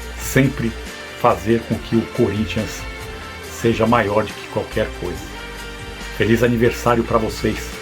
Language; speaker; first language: Portuguese; native; Portuguese